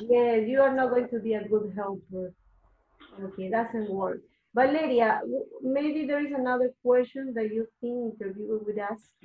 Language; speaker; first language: English; non-native, learner; Spanish